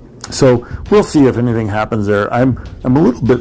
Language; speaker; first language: English; native; English